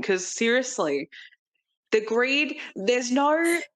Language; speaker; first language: English; native; English